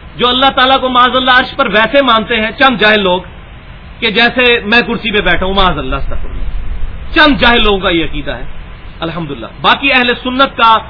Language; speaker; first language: Urdu; non-native, local second language; Punjabi